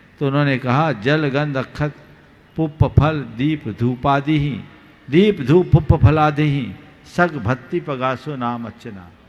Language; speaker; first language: Hindi; native; Hindi